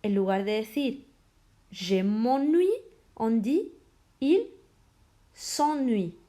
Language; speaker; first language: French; non-native, fluent; Spanish